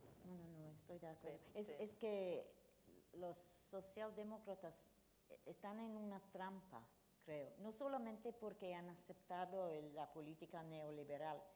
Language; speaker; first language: Spanish; non-native, fluent; English